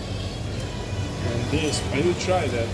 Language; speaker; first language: English; non-native, learner; Serbian